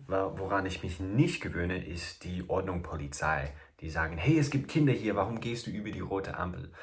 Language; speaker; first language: German; non-native, fluent; English